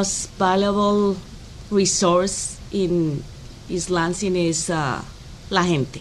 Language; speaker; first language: English; non-native, fluent; Spanish